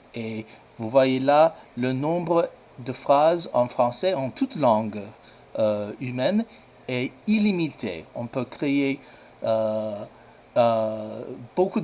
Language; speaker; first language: French; non-native, fluent; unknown